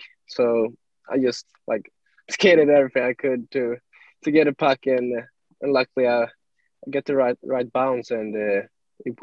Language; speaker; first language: English; non-native, fluent; Swedish